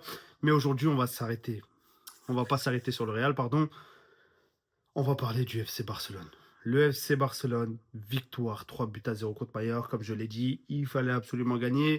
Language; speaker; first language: French; native; French